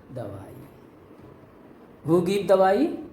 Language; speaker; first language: English; non-native, local second language; Hindi